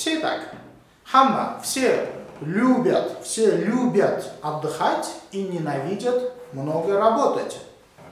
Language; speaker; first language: Russian; non-native, local second language; Uzbek